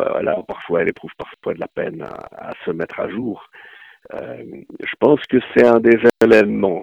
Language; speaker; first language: French; native; French